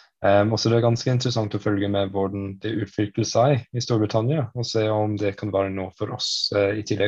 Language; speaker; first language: Norwegian; non-native, fluent; English